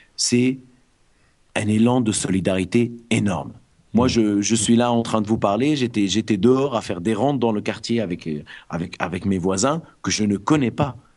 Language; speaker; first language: French; non-native, local second language; Arabic